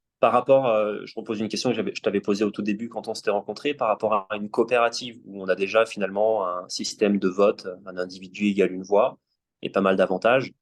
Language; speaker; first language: French; native; French